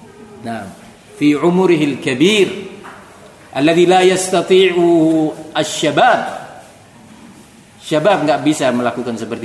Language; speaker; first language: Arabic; non-native, fluent; Indonesian